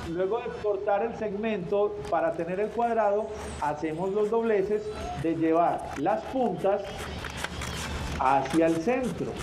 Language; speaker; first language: Spanish; native; Spanish